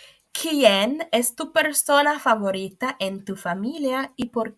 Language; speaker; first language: Spanish; non-native, fluent; English